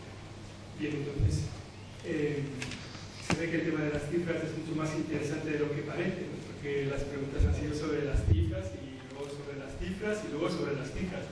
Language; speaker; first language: Spanish; native; Spanish